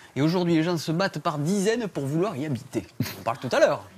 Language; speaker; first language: French; native; French